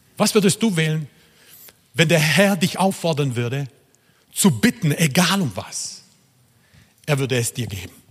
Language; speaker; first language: German; non-native, fluent; Croatian